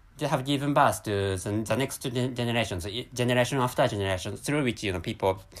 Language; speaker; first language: English; non-native, learner; Japanese